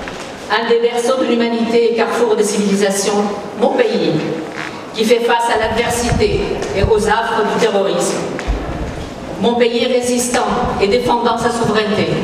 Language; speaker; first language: French; non-native, fluent; Arabic